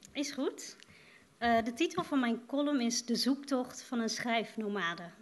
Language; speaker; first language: Dutch; native; Dutch